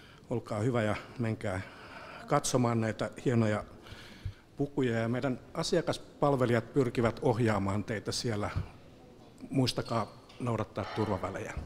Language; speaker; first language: Finnish; native; Finnish